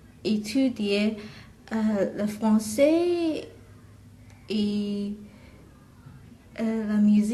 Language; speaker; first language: French; non-native, learner; English